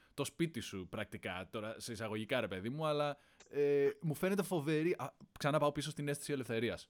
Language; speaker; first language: Greek; native; Greek